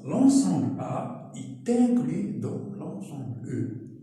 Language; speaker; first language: French; non-native, local second language; Arabic